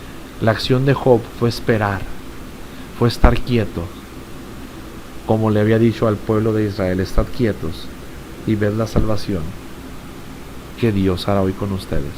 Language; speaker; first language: Spanish; native; Spanish